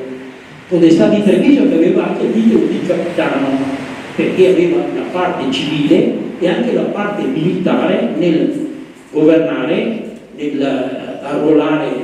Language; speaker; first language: Italian; native; Italian